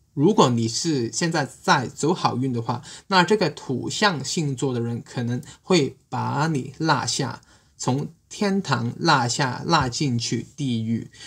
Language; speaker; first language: Chinese; non-native, local second language; Cantonese